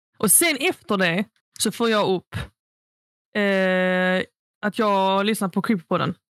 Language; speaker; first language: Swedish; early bilingual, other home language; Arabic